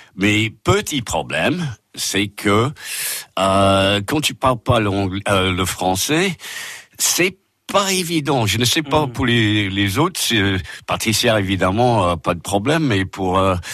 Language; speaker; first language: French; non-native, fluent; English